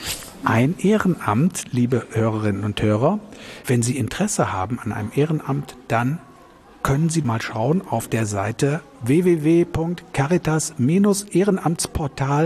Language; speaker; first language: German; native; German